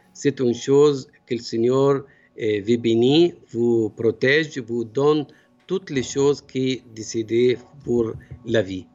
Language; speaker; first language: French; non-native, learner; Arabic